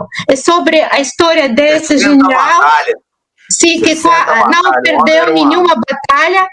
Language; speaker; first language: Portuguese; non-native, fluent; Russian